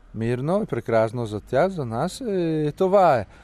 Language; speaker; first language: Bulgarian; non-native, fluent; Italian